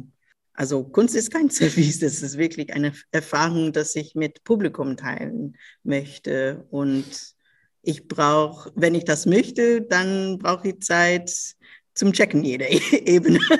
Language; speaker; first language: German; non-native, local second language; English